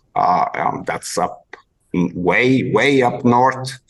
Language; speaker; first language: English; non-native, fluent; Bulgarian